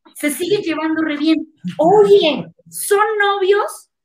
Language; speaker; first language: Spanish; native; Spanish